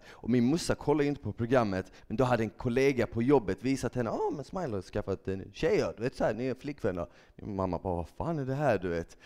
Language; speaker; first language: Swedish; early bilingual, other home language; Bosnian